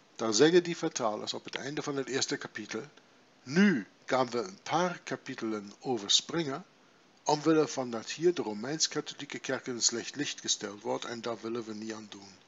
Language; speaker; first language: Dutch; non-native, fluent; German